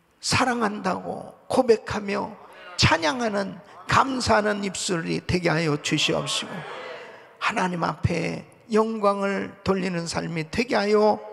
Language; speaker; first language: Korean; native; Korean